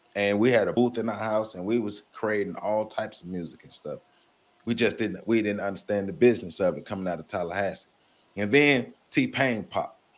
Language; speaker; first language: English; native; English